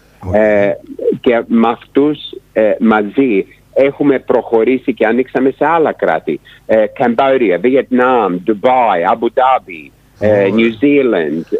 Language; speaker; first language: Greek; early bilingual, heritage; Greek